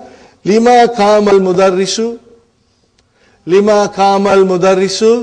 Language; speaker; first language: Arabic; non-native, fluent; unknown